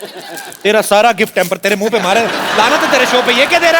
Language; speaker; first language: Hindi; native; Hindi